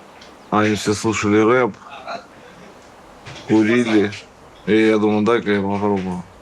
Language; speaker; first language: Russian; native; Russian